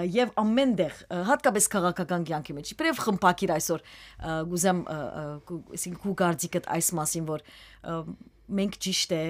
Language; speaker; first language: Armenian; early bilingual, heritage; Armenian